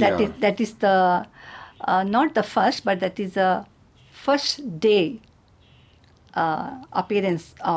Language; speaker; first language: English; non-native, local second language; Hindi